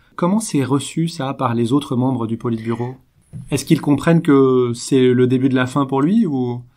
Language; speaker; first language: French; native; French